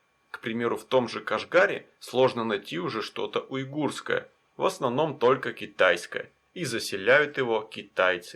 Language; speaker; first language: Russian; native; Russian